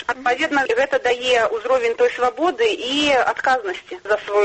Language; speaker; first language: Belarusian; native; Belarusian